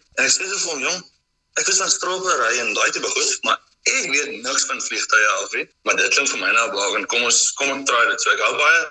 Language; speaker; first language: Afrikaans; native; Afrikaans